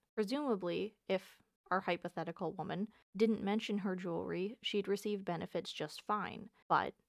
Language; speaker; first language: English; native; English